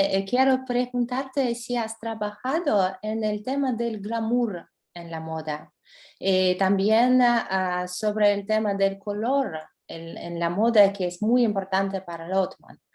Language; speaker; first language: Spanish; non-native, fluent; French